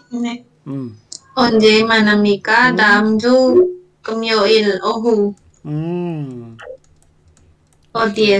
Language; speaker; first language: Korean; non-native, learner; Indonesian